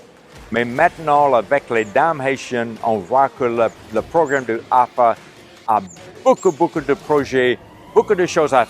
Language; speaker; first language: French; non-native, local second language; Haitian Creole